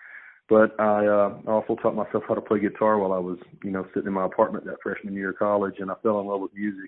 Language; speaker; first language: English; native; English